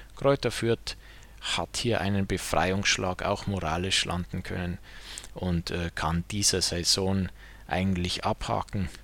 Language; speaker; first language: German; native; German